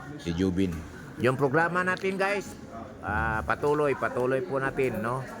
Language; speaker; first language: Filipino; non-native, local second language; Cebuano